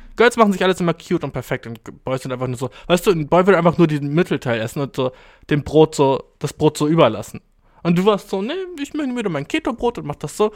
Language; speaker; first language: German; early bilingual, other home language; Albanian